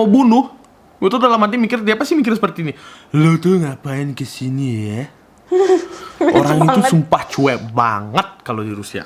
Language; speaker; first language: Indonesian; non-native, fluent; Russian